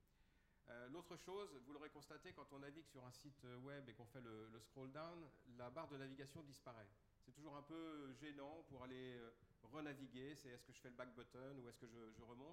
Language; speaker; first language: French; native; French